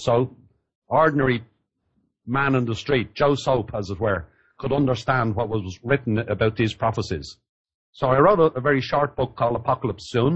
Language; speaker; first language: English; native; English